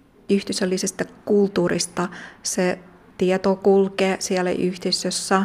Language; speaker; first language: Finnish; non-native, fluent; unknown